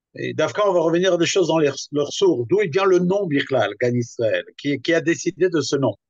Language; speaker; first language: French; native; French